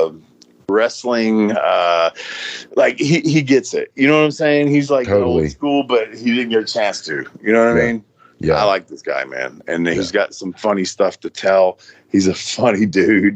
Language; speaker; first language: English; native; English